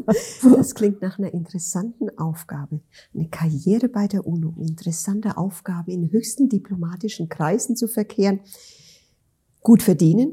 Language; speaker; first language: German; native; German